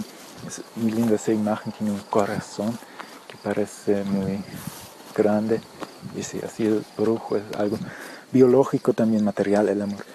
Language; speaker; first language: Spanish; early bilingual, heritage; Spanish